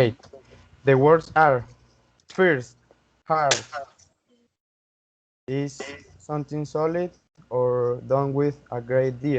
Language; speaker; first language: English; non-native, learner; Spanish